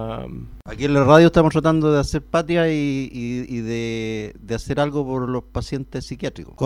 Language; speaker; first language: Spanish; native; Spanish